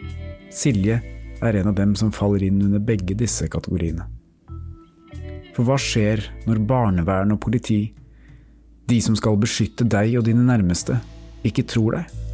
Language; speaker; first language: Norwegian; native; Norwegian